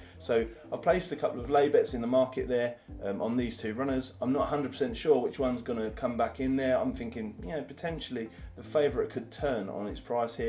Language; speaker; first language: English; native; English